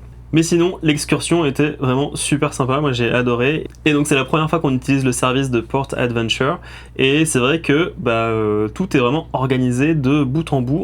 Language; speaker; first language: French; native; French